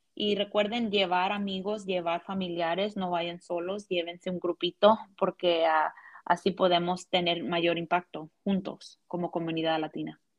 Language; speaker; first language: Spanish; early bilingual, heritage; Spanish